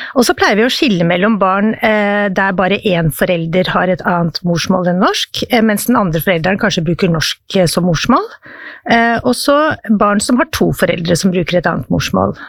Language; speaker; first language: Norwegian; native; Norwegian